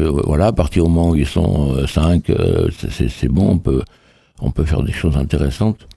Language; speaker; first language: French; native; French